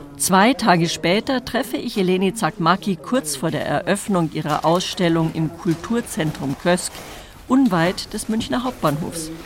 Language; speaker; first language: German; native; German